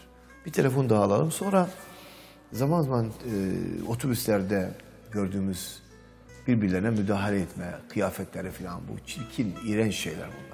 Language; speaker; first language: Turkish; native; Turkish